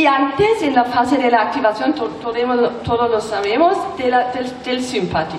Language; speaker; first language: Spanish; non-native, learner; German